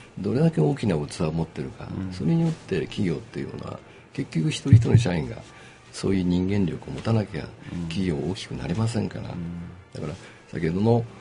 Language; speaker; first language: Japanese; native; Japanese